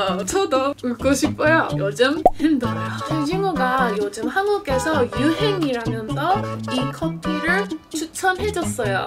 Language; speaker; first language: Korean; non-native, learner; English